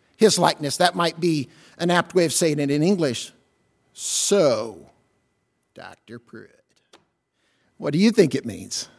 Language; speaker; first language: English; native; English